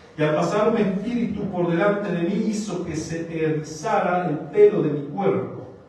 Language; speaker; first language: Spanish; non-native, fluent; German